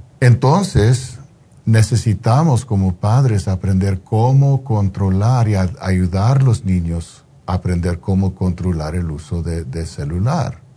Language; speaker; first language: Spanish; non-native, fluent; English